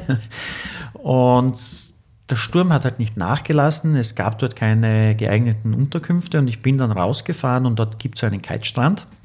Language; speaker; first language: German; native; German